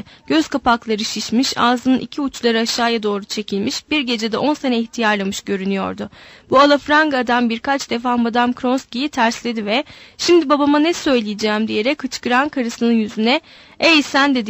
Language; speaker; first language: Turkish; native; Turkish